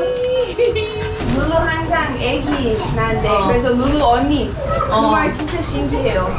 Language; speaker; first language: Korean; non-native, learner; English